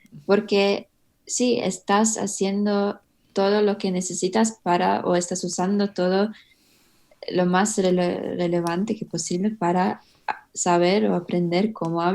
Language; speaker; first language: Spanish; early bilingual, heritage; English